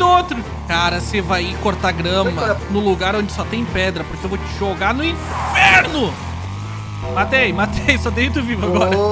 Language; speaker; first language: Portuguese; native; Portuguese